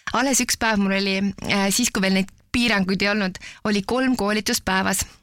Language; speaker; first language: Estonian; native; Estonian